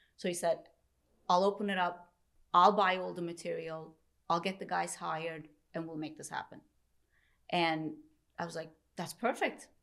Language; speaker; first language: English; early bilingual, other home language; Turkish